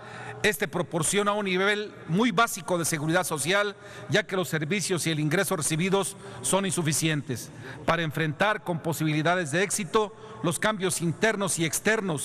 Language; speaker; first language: Spanish; native; Spanish